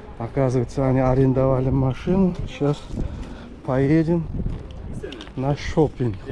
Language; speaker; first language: Russian; non-native, local second language; Uzbek